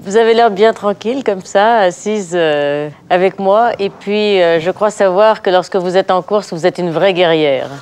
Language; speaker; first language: French; native; French